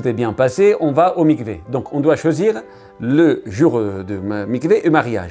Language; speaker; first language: French; non-native, learner; Italian